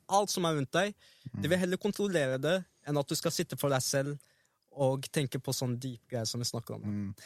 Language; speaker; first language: Norwegian; early bilingual, other home language; Arabic